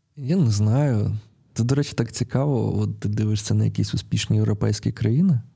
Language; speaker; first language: Ukrainian; non-native, local second language; Russian